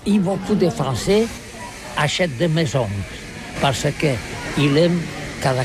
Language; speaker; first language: French; non-native, learner; Catalan